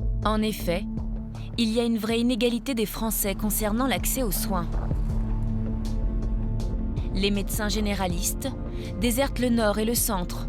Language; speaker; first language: French; native; French